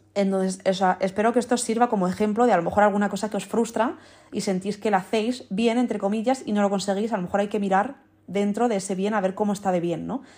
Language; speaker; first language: Spanish; early bilingual, other home language; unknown